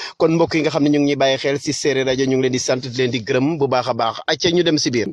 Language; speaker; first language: Wolof; non-native, local second language; Serer